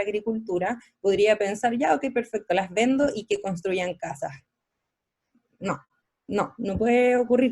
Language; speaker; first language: Spanish; native; Spanish